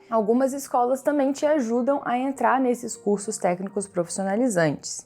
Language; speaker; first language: Portuguese; native; Portuguese